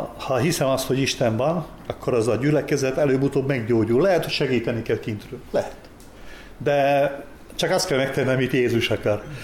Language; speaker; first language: Hungarian; native; Hungarian